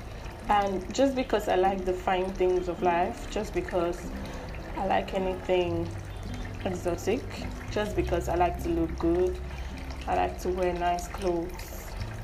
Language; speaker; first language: English; non-native, local second language; Yoruba